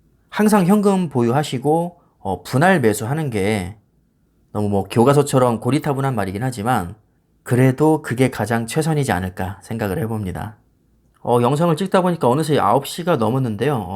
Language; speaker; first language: Korean; native; Korean